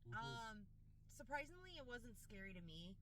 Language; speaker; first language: English; native; English